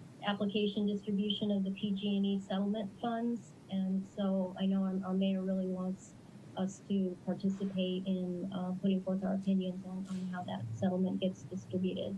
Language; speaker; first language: English; native; English